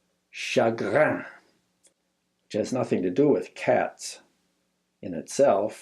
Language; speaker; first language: English; native; English